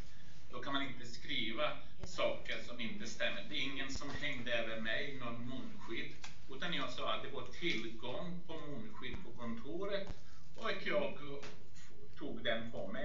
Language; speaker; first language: Swedish; non-native, fluent; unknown